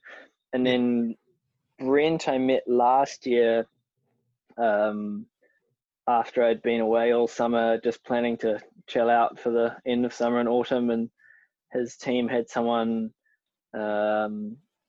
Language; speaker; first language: English; native; English